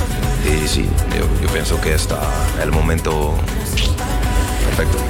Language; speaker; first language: Spanish; non-native, learner; French